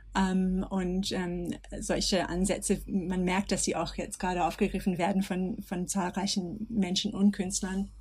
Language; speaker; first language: German; non-native, fluent; English